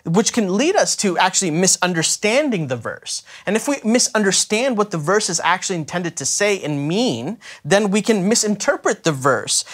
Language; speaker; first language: English; native; English